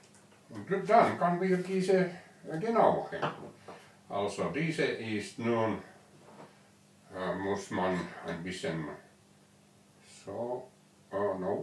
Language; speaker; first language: German; non-native, learner; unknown